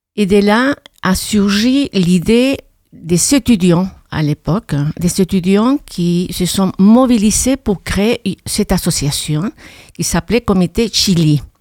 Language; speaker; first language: French; non-native, fluent; Spanish